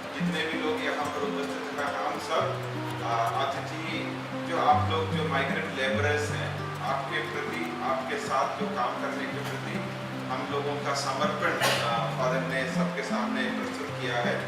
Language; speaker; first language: Hindi; native; Hindi